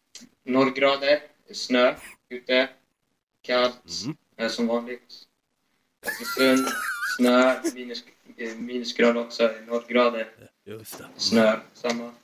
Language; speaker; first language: Swedish; non-native, learner; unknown